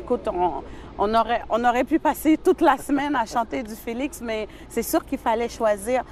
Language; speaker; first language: French; native; French